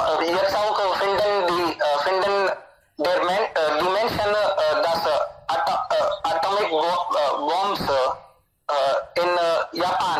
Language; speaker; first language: German; non-native, learner; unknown